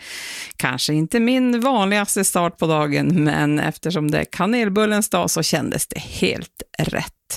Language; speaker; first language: Swedish; native; Swedish